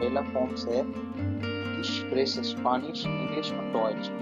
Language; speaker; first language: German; non-native, learner; Hindi